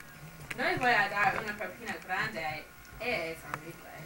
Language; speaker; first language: Spanish; non-native, learner; English